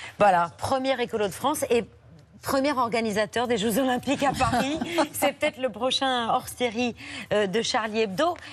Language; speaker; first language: French; native; French